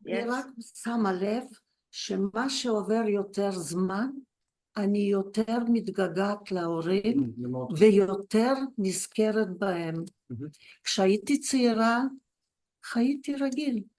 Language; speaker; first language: Hebrew; early bilingual, other home language; Polish